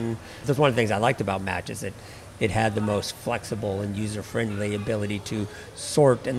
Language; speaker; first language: English; native; English